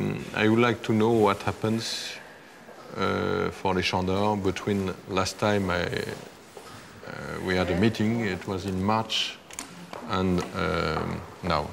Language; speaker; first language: English; non-native, learner; French